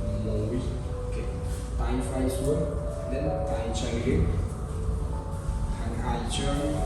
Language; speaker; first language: Vietnamese; non-native, fluent; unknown